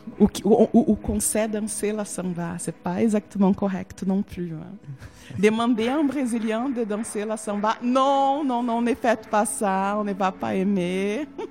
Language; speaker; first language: French; non-native, fluent; Portuguese